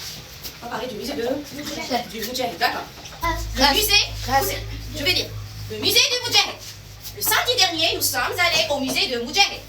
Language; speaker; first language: French; non-native, local second language; Arabic